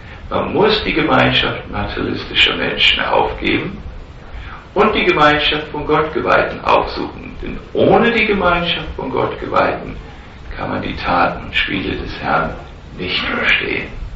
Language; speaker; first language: German; native; German